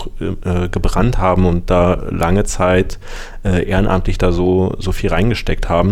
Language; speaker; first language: German; native; German